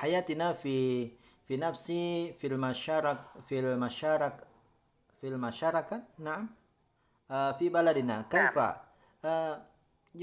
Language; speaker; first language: Arabic; non-native, learner; Indonesian